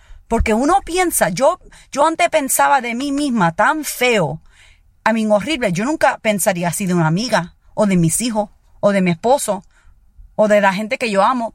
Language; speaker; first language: Spanish; early bilingual, heritage; Spanish